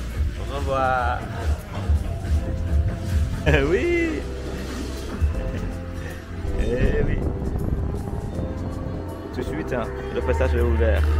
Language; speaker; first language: French; non-native, fluent; Vietnamese